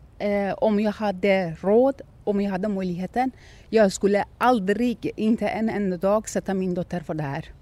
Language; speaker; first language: Swedish; non-native, fluent; Persian